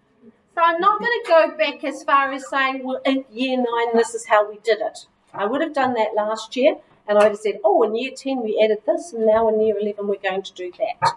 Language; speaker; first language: English; native; English